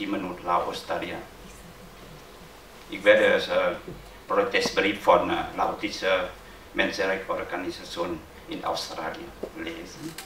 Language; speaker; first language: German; non-native, learner; Lao